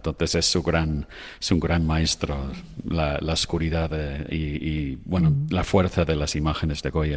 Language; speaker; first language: Spanish; non-native, fluent; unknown